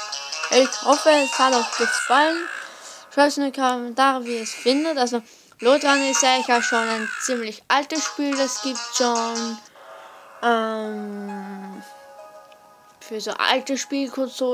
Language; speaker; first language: German; native; German